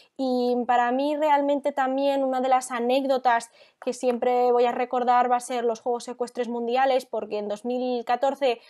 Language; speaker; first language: Spanish; native; Spanish